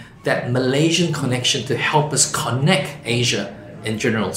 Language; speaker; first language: English; non-native, local second language; Chinese